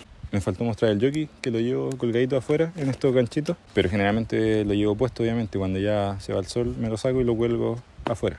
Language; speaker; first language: Spanish; native; Spanish